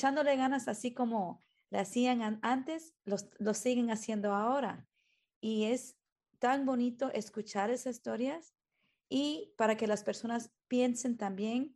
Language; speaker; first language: Spanish; early bilingual, heritage; Spanish